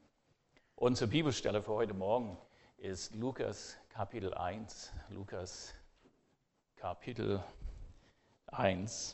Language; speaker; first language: German; non-native, fluent; English